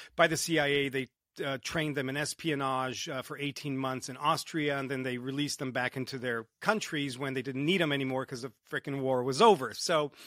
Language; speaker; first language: English; early bilingual, other home language; Romanian